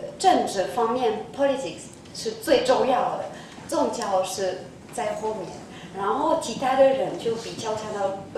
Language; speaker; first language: Chinese; non-native, fluent; French